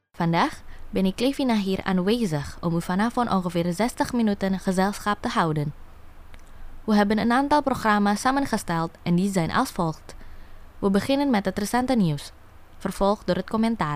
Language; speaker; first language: Dutch; non-native, fluent; Indonesian